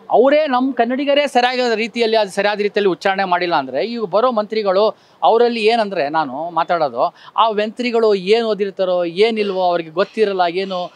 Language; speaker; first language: Kannada; non-native, local second language; Urdu